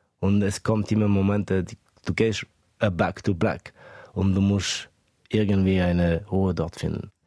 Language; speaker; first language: German; early bilingual, other home language; Estonian